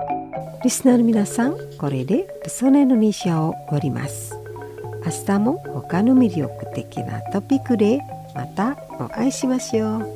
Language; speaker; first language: Japanese; non-native, fluent; Indonesian